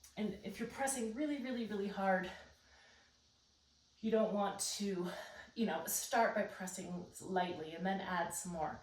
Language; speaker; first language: English; native; English